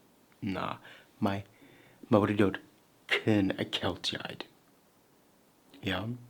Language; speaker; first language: Welsh; non-native, fluent; English